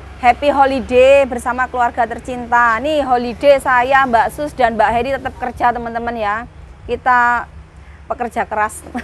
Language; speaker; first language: Indonesian; non-native, local second language; Javanese